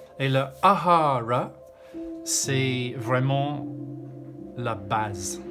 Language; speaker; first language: French; non-native, learner; English